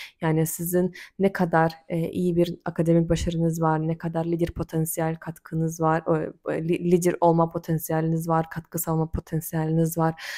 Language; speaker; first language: Turkish; non-native, fluent; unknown